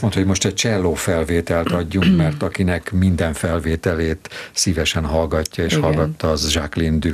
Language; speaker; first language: Hungarian; native; Hungarian